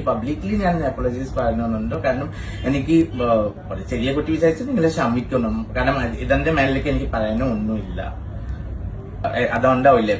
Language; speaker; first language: Malayalam; non-native, fluent; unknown